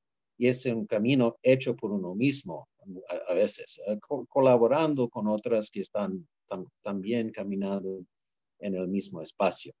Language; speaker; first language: Spanish; non-native, fluent; English